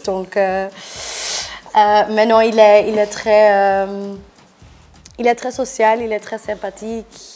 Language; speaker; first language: French; non-native, local second language; Dutch